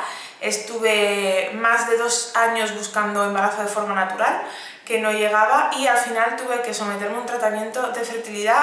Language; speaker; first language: Spanish; native; Spanish